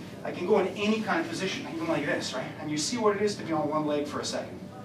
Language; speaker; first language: English; native; English